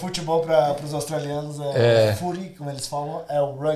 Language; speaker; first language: Portuguese; native; Portuguese